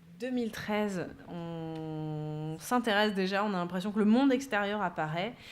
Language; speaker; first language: French; native; French